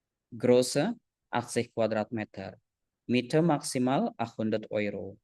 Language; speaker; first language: German; non-native, fluent; Indonesian